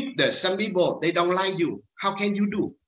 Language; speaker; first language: English; non-native, learner; Vietnamese